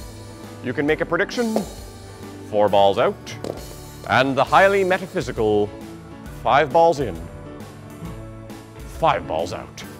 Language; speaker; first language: English; native; English